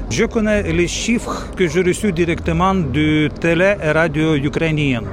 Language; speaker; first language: French; non-native, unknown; Ukrainian